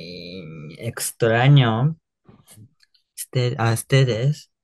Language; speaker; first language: Spanish; non-native, learner; Japanese